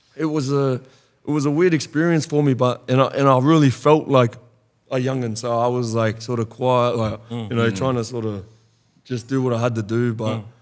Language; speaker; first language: English; native; English